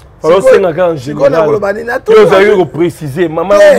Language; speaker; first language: French; non-native, local second language; Lingala